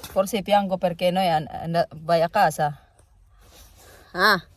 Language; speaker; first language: Italian; non-native, learner; Filipino